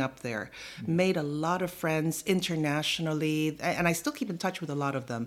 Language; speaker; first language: English; native; English